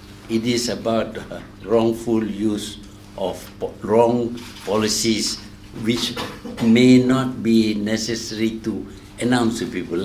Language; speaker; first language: English; non-native, local second language; Malay